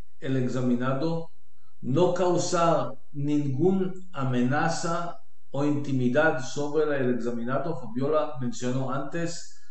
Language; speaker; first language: Spanish; non-native, learner; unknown